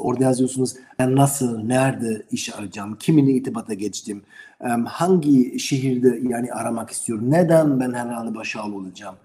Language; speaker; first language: Turkish; non-native, learner; German